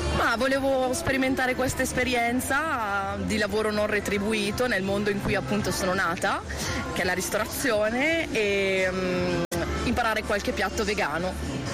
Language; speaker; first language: Italian; non-native, fluent; Portuguese